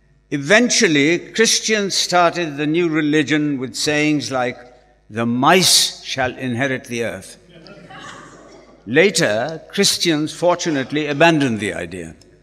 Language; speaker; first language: English; non-native, local second language; Urdu